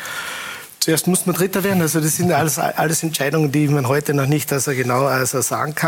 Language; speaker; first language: German; native; German